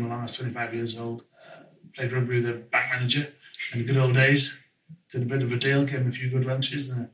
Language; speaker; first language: English; native; English